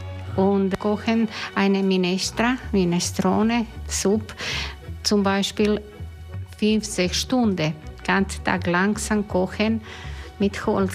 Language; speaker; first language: German; non-native, learner; Croatian